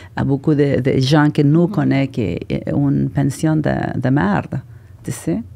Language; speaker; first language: French; non-native, learner; Spanish